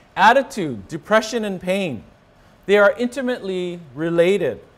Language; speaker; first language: English; native; English